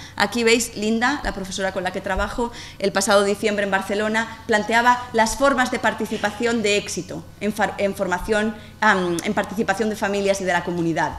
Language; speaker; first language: Spanish; native; Spanish